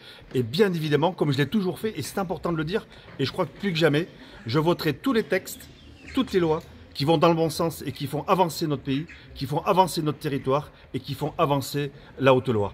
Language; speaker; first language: French; native; French